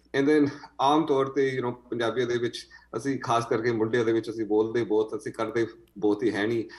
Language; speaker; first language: Punjabi; early bilingual, heritage; Punjabi